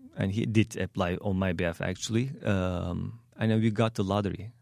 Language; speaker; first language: English; non-native, fluent; Turkish